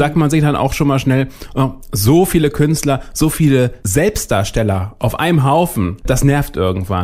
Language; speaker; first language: German; native; German